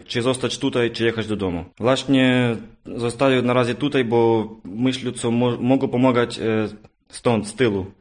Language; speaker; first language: Polish; non-native, learner; Ukrainian